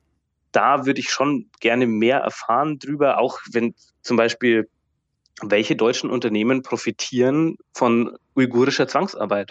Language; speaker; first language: German; native; German